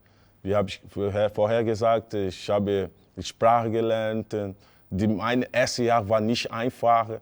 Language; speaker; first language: German; non-native, fluent; Portuguese